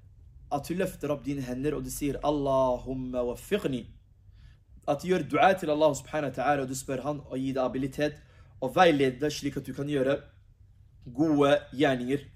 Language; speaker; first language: Norwegian; early bilingual, other home language; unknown